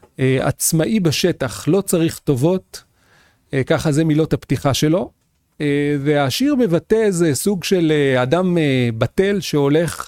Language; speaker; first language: Hebrew; native; Hebrew